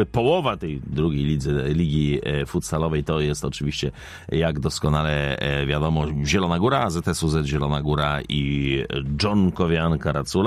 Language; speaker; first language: Polish; native; Polish